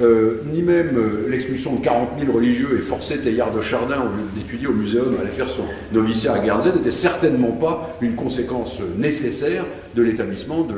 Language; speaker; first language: French; native; French